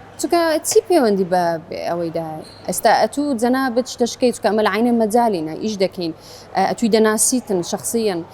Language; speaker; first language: Central Kurdish; native; Central Kurdish